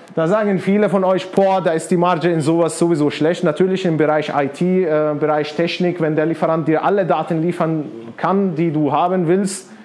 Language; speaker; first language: German; non-native, fluent; Arabic